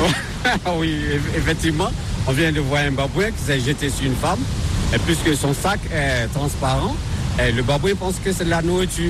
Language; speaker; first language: French; non-native, fluent; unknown